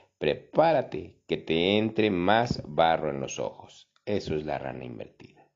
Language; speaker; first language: Spanish; native; Spanish